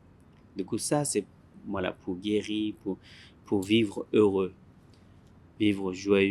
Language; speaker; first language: French; non-native, learner; Tibetan